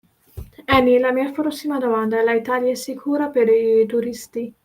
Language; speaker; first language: Italian; non-native, learner; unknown